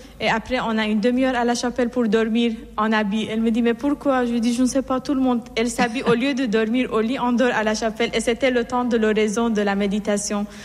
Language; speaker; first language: French; non-native, fluent; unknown